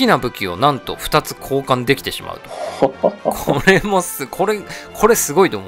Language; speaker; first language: Japanese; native; Japanese